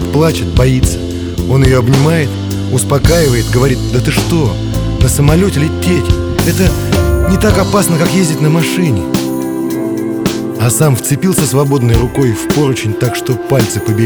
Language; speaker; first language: Russian; native; Russian